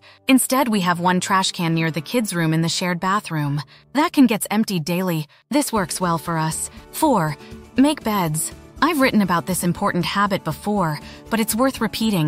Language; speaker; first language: English; native; English